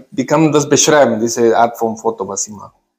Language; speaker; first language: German; non-native, fluent; Spanish